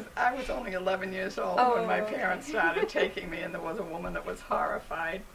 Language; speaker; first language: English; native; English